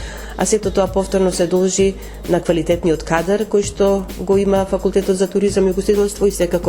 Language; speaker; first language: Macedonian; native; Macedonian